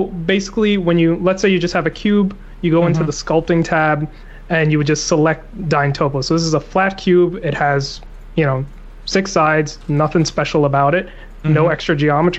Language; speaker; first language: English; native; English